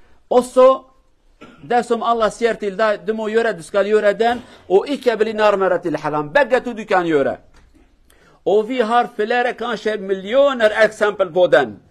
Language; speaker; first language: Norwegian; non-native, learner; Kurdish